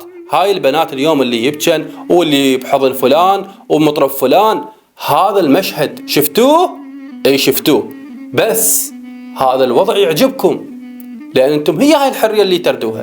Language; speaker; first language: Arabic; native; Arabic